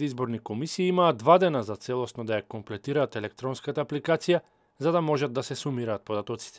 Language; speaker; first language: Macedonian; native; Macedonian